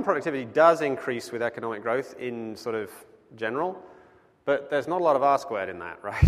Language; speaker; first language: English; native; English